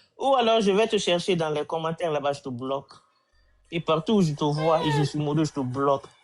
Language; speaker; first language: French; native; French